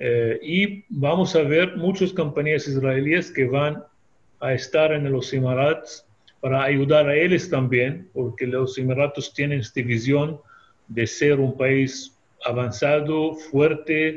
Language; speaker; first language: Spanish; non-native, fluent; Hebrew